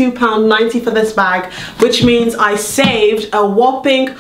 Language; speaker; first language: English; native; English